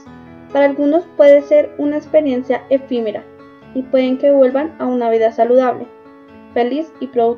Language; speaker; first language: Spanish; native; Spanish